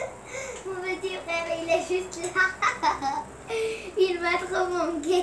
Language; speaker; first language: French; non-native, local second language; Arabic